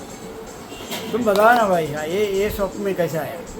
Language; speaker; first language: Hindi; non-native, local second language; Malayalam